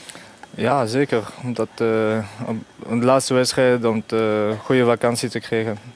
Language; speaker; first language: Dutch; non-native, fluent; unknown